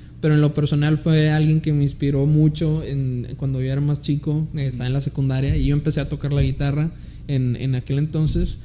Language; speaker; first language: Spanish; early bilingual, heritage; Spanish